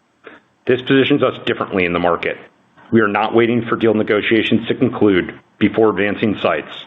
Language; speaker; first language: English; native; English